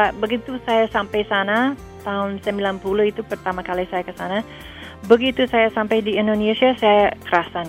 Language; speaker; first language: Indonesian; non-native, fluent; English